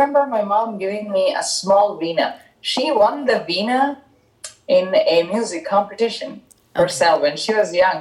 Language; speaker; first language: English; non-native, local second language; Tamil